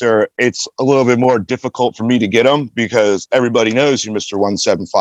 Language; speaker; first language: English; native; English